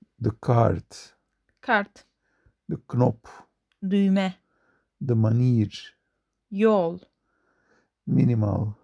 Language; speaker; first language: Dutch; non-native, learner; Turkish